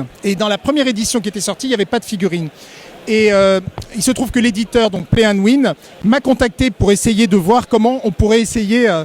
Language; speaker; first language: French; native; French